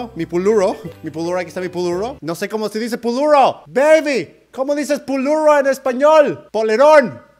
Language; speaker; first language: Spanish; non-native, learner; English